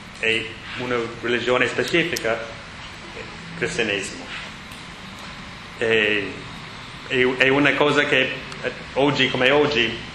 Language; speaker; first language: Italian; non-native, learner; English